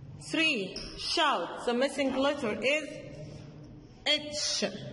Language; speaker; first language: English; non-native, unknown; Arabic